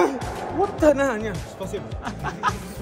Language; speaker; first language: Russian; non-native, learner; Portuguese